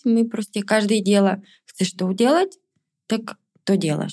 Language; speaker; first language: Czech; non-native, fluent; Russian